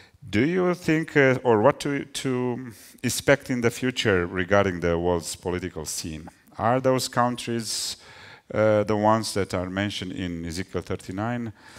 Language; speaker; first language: English; non-native, fluent; Romanian